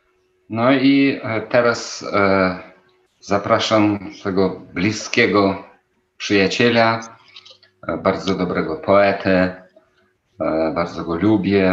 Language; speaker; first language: Polish; non-native, fluent; Ukrainian